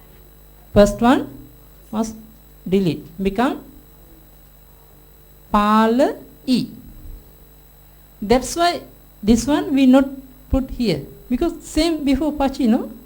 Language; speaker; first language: English; non-native, learner; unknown